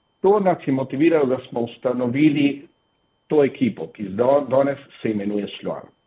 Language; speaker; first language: Slovenian; early bilingual, heritage; Slovenian